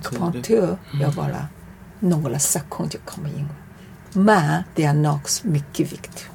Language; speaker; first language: Swedish; non-native, learner; Chinese